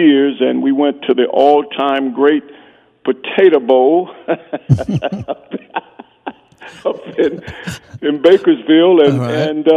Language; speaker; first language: English; native; English